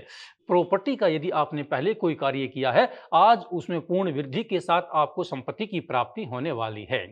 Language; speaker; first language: Hindi; native; Hindi